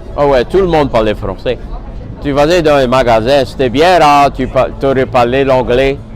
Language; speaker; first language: French; native; French